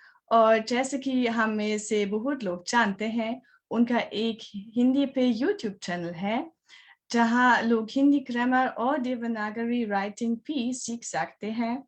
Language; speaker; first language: Hindi; non-native, learner; German